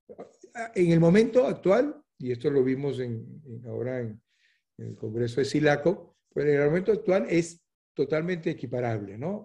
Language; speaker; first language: Spanish; native; Spanish